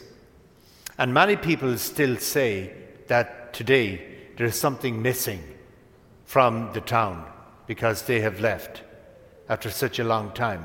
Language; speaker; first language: English; native; English